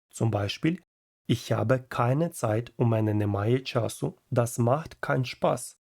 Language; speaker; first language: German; non-native, fluent; Ukrainian